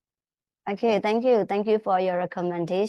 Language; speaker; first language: English; non-native, fluent; Burmese